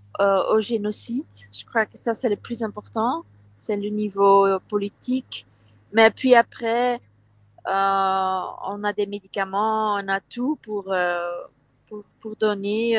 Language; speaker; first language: French; non-native, local second language; Dutch